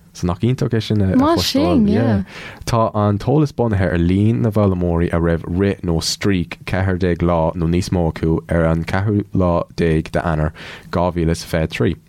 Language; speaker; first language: Irish; non-native, local second language; English